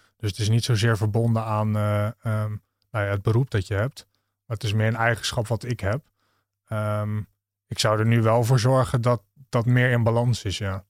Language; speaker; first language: Dutch; native; Dutch